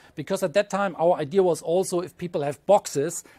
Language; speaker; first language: English; non-native, fluent; German